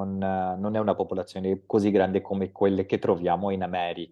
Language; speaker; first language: Italian; non-native, fluent; Portuguese